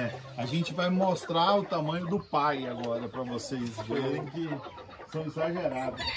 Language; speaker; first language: Portuguese; native; Portuguese